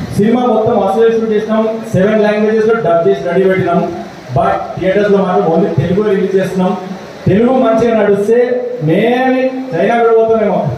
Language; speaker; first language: Telugu; early bilingual, heritage; Telugu